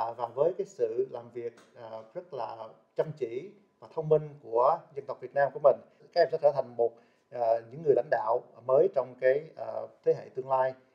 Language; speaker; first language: Vietnamese; early bilingual, heritage; Vietnamese